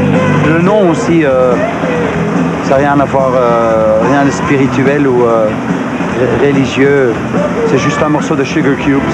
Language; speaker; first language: French; non-native, local second language; Dutch